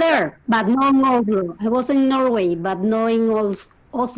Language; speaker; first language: English; non-native, learner; Spanish